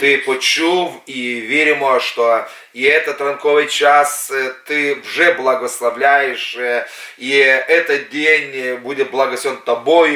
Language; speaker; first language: Ukrainian; non-native, local second language; Russian